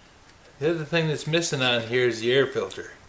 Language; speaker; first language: English; native; English